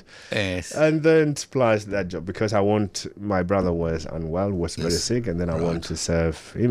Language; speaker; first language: English; early bilingual, other home language; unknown